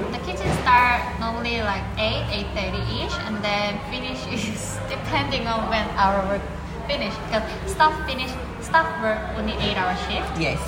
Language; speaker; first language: English; non-native, fluent; Korean